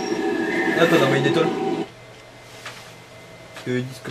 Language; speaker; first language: French; native; French